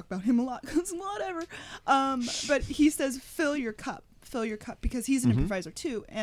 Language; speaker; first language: English; native; English